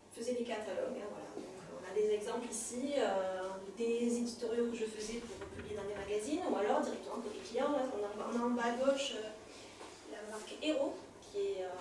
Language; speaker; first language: French; native; French